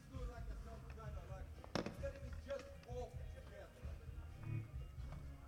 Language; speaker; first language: English; non-native, learner; Portuguese